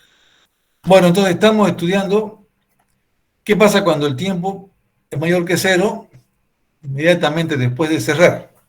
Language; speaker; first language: Spanish; native; Spanish